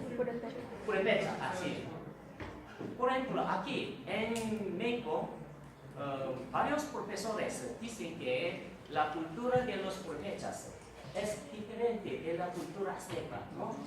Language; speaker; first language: Spanish; non-native, fluent; Korean